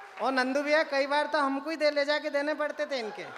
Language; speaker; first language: Hindi; native; Hindi